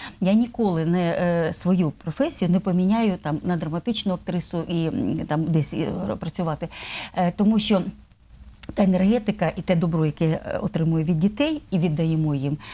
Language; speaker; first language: Ukrainian; native; Ukrainian